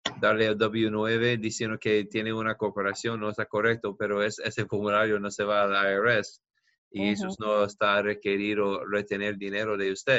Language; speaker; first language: Spanish; non-native, fluent; English